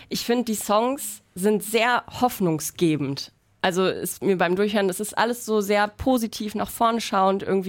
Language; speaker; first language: German; native; German